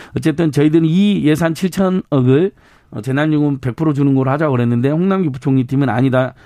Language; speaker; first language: Korean; native; Korean